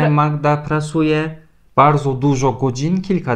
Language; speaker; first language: Polish; non-native, fluent; Turkish